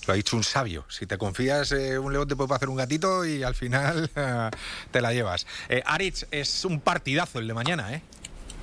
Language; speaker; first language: Spanish; native; Spanish